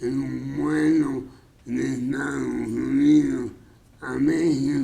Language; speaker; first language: Spanish; non-native, fluent; English